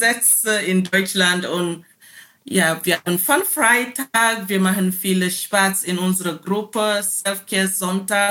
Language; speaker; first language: German; non-native, learner; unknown